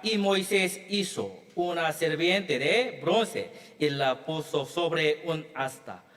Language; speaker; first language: Spanish; non-native, learner; Korean